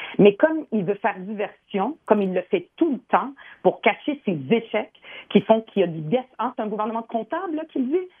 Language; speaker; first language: French; early bilingual, other home language; Arabic